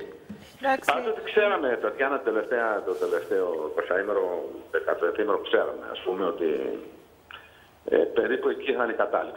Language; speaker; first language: Greek; native; Greek